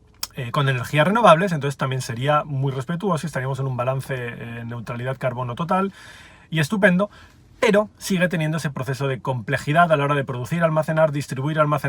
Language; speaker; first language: Spanish; native; Spanish